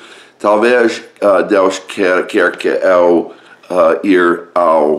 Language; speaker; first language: Portuguese; non-native, learner; English